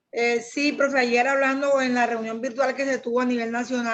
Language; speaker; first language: Spanish; native; Spanish